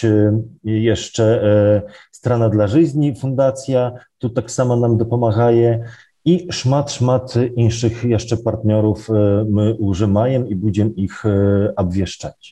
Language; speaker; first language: Belarusian; non-native, local second language; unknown